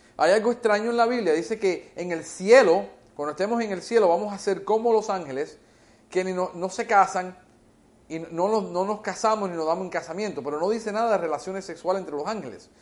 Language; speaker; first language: Spanish; early bilingual, heritage; Spanish